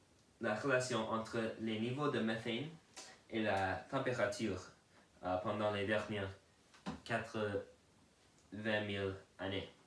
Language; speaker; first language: French; non-native, learner; English